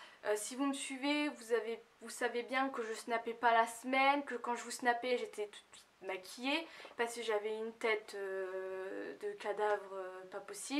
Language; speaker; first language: French; native; French